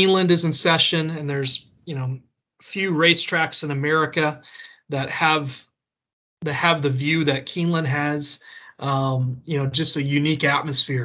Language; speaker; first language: English; native; English